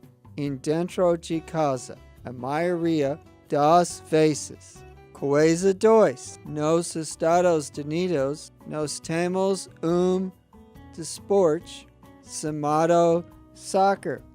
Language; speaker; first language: Portuguese; non-native, learner; English